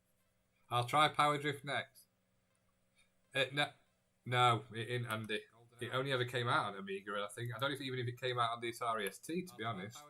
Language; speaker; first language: English; native; English